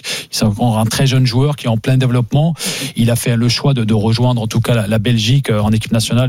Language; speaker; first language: French; native; French